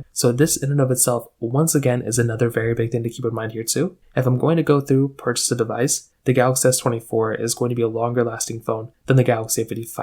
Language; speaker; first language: English; native; English